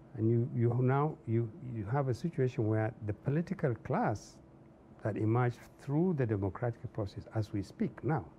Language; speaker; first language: English; non-native, local second language; Hausa